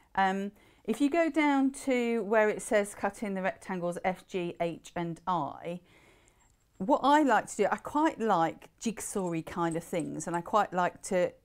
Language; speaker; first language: English; native; English